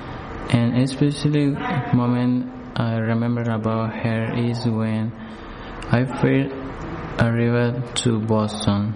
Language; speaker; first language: English; non-native, learner; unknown